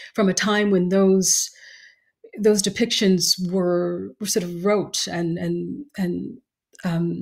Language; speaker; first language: English; native; English